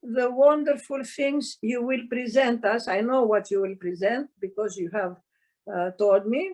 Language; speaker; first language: English; non-native, fluent; Greek